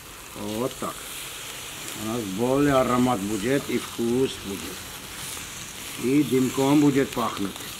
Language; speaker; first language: Russian; non-native, fluent; Armenian